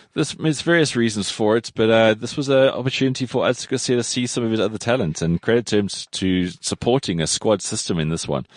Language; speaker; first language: English; native; English